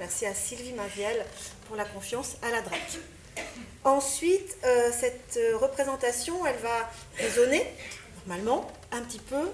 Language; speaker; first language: French; native; French